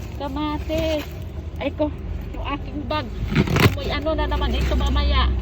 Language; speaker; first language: Filipino; native; Filipino